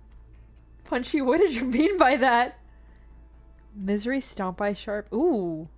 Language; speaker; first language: English; native; English